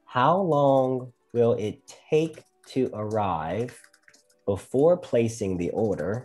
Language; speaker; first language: English; native; English